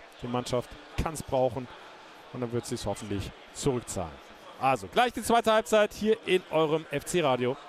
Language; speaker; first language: German; native; German